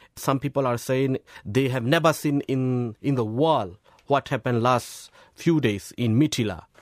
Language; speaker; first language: English; non-native, fluent; Burmese